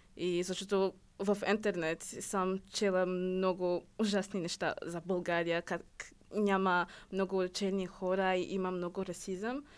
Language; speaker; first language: Bulgarian; non-native, learner; Rundi